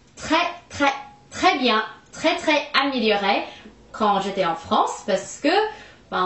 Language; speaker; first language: French; non-native, fluent; English